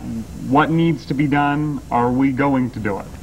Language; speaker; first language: English; native; English